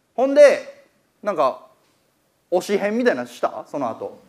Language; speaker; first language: Japanese; native; Japanese